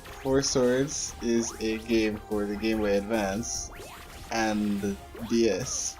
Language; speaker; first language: English; native; English